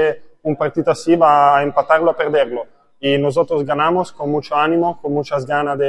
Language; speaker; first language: Spanish; non-native, fluent; Italian